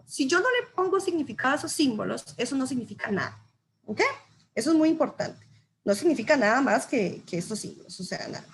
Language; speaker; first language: Spanish; native; Spanish